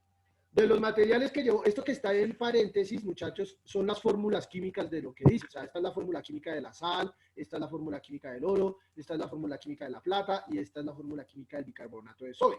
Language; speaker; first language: Spanish; native; Spanish